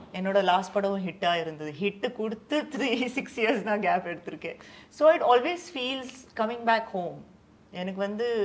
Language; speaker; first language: Tamil; non-native, fluent; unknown